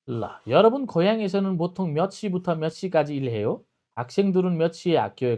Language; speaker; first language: Korean; non-native, fluent; Nepali